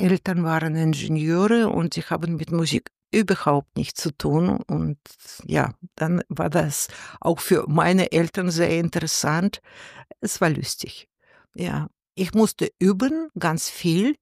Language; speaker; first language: German; non-native, learner; Russian